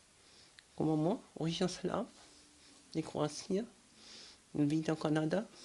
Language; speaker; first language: French; non-native, learner; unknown